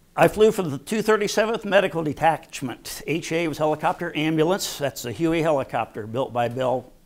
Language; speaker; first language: English; native; English